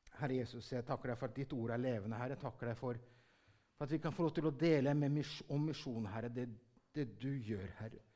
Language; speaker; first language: Norwegian; early bilingual, heritage; Norwegian